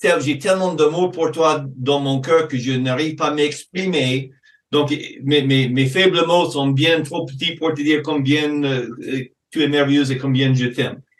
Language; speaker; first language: French; non-native, fluent; English